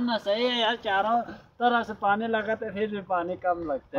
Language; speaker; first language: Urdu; non-native, local second language; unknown